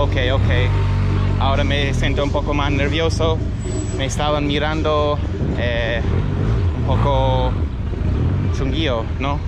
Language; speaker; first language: Spanish; non-native, fluent; English